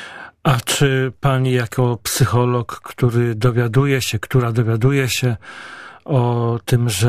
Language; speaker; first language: Polish; native; Polish